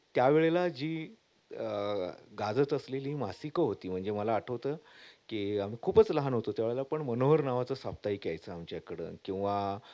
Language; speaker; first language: Marathi; non-native, local second language; Kannada